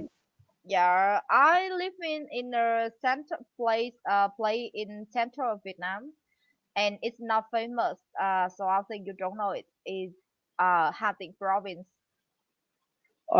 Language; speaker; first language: English; non-native, learner; Vietnamese